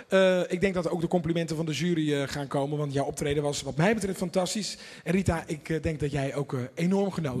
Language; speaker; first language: Dutch; native; Dutch